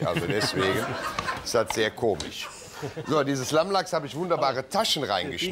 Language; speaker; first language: German; native; German